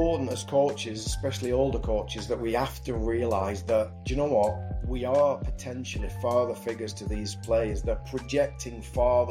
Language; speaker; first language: English; native; English